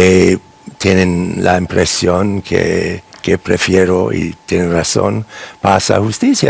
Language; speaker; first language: Spanish; non-native, fluent; English